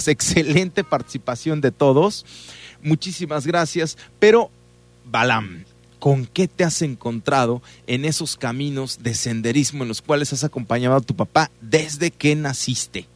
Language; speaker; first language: Spanish; native; Spanish